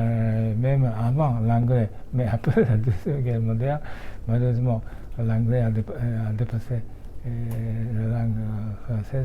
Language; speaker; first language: French; non-native, fluent; Japanese